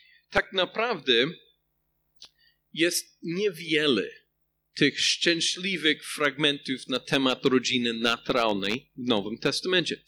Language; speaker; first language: Polish; non-native, fluent; English